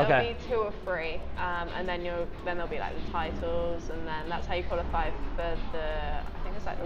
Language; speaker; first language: English; native; English